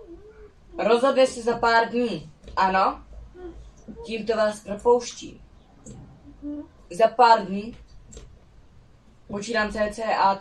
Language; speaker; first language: Czech; native; Czech